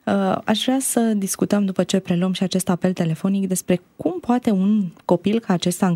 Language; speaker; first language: Romanian; native; Romanian